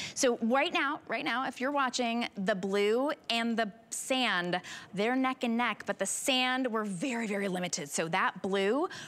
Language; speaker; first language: English; native; English